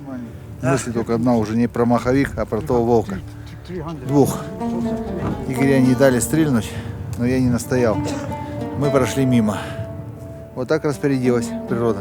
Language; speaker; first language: Russian; native; Russian